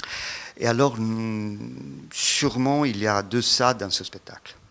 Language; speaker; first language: French; non-native, fluent; Italian